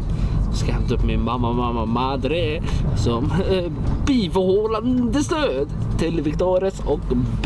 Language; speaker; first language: Swedish; native; Swedish